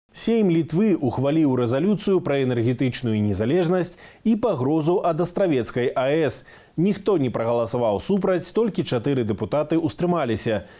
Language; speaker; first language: Belarusian; native; Belarusian